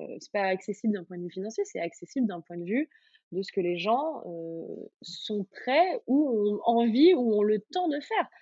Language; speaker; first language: French; native; French